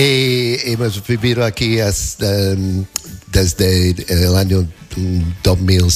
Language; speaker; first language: Spanish; non-native, learner; English